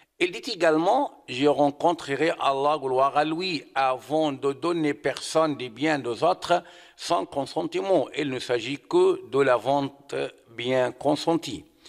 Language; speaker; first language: French; non-native, fluent; Arabic